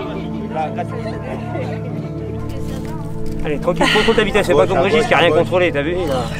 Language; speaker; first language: French; native; French